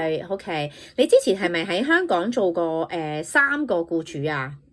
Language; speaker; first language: Cantonese; native; Cantonese